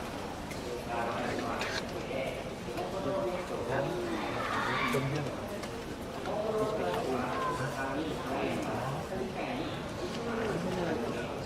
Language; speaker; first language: Japanese; non-native, learner; Lao